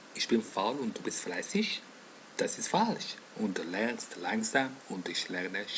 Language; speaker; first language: German; non-native, fluent; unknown